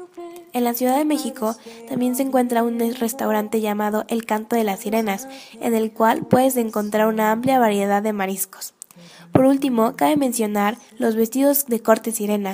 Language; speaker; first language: Spanish; native; Spanish